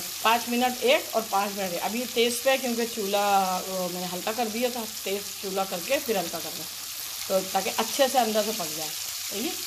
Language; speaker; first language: Urdu; native; Urdu